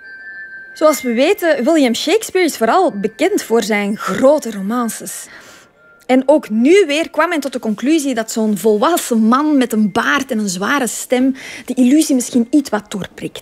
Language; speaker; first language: Dutch; native; Dutch